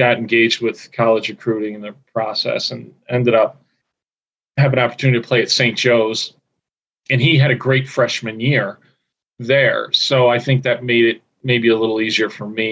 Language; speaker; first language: English; native; English